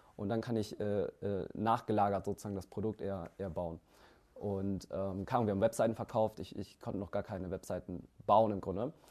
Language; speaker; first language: German; early bilingual, other home language; Vietnamese